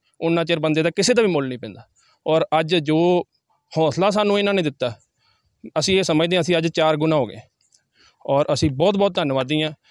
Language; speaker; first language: Punjabi; native; Punjabi